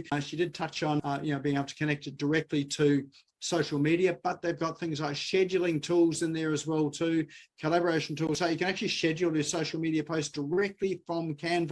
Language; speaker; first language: English; native; English